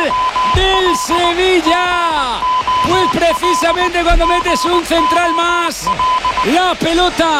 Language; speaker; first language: Spanish; native; Spanish